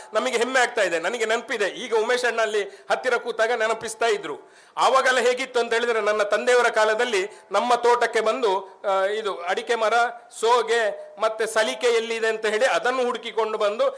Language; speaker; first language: Kannada; non-native, local second language; Tulu